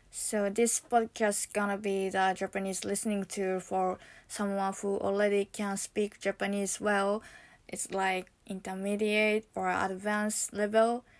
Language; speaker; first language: English; non-native, learner; Japanese